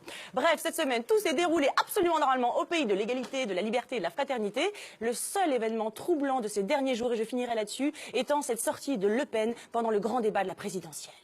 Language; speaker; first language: French; native; French